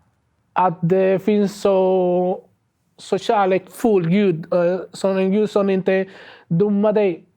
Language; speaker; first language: Swedish; non-native, learner; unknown